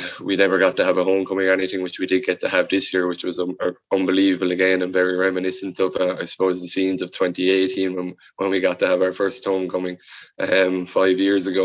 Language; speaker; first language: English; native; English